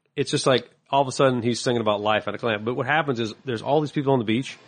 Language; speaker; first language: English; native; English